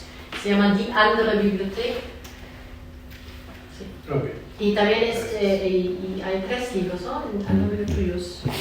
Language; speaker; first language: Spanish; non-native, fluent; German